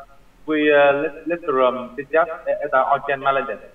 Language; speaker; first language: Russian; non-native, learner; Vietnamese